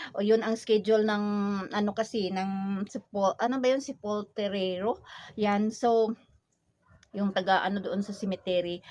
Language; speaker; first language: Filipino; non-native, local second language; Hiligaynon